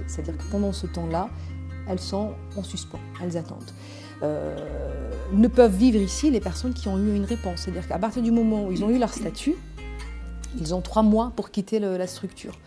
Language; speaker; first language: French; native; French